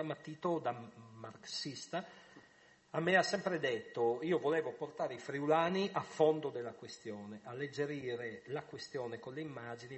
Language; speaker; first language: Italian; native; Italian